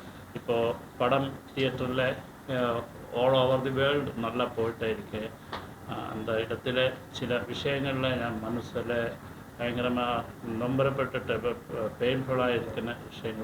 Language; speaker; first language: Tamil; non-native, learner; Malayalam